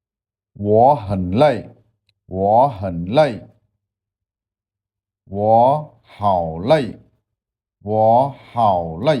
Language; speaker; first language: Chinese; non-native, learner; Khmer